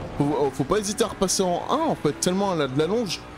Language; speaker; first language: French; native; French